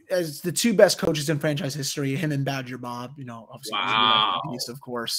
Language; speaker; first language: English; native; English